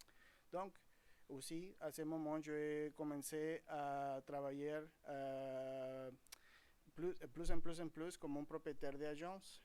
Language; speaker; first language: French; non-native, fluent; Spanish